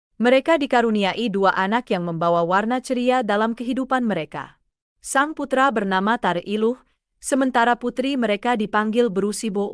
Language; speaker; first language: Indonesian; native; Indonesian